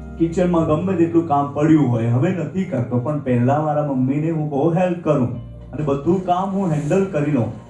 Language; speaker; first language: Gujarati; non-native, local second language; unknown